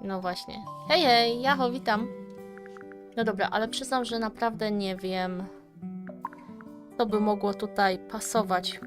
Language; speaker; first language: Polish; native; Polish